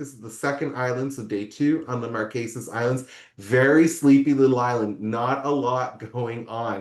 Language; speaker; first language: English; native; English